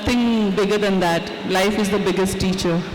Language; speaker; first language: Tamil; non-native, fluent; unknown